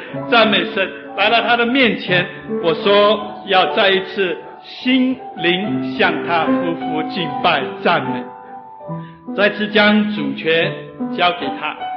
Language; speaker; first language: Chinese; native; Chinese